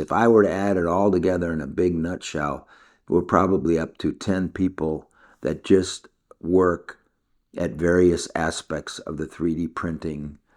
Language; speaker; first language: English; native; English